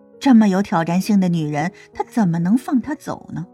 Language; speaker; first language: Chinese; native; Chinese